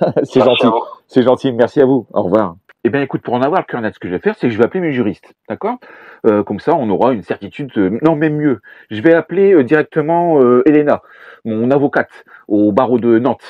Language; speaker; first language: French; native; French